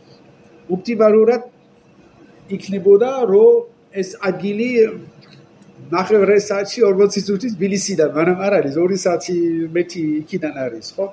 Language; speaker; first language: Georgian; non-native, learner; French